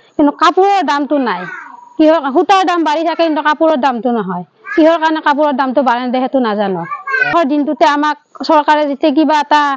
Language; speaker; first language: Assamese; native; Assamese